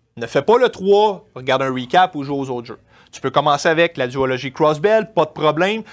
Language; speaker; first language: French; native; French